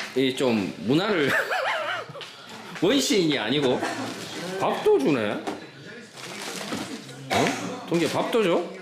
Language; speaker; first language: Korean; native; Korean